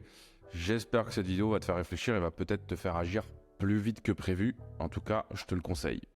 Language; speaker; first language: French; native; French